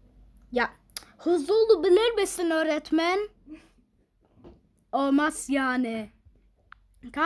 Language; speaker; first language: Turkish; early bilingual, heritage; Turkish